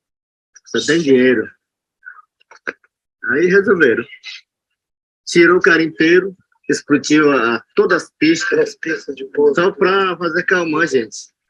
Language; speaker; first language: Portuguese; non-native, local second language; Yanomámi